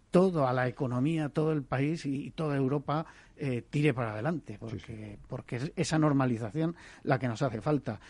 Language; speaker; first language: Spanish; native; Spanish